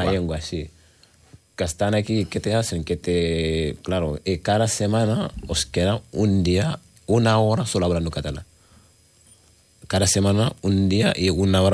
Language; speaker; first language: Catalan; non-native, learner; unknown